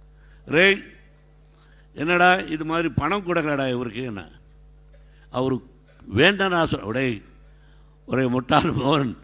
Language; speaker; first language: Tamil; non-native, learner; Telugu